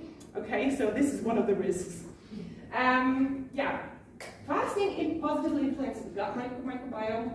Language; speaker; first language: English; non-native, fluent; German